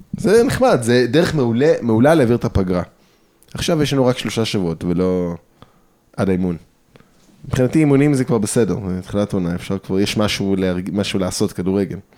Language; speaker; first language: Hebrew; early bilingual, other home language; English